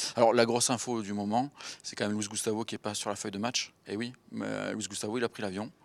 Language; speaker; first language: French; native; French